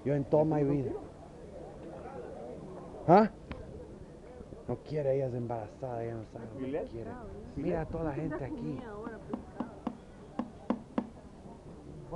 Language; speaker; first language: Spanish; non-native, fluent; English